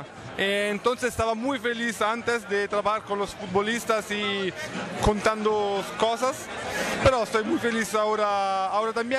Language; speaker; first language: Spanish; non-native, fluent; Italian